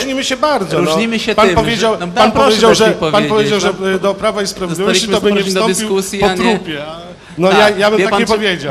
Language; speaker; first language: Polish; native; Polish